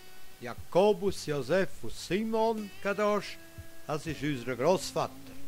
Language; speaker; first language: German; non-native, local second language; Romansh